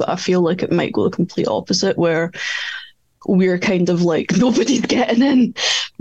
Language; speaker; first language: English; native; English